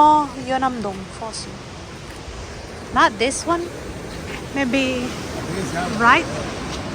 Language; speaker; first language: English; non-native, local second language; Filipino